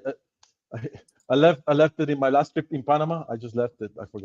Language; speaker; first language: English; non-native, fluent; Spanish